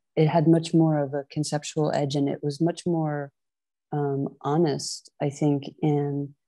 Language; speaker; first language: English; native; English